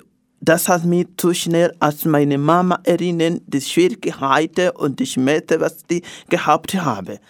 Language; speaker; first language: German; non-native, learner; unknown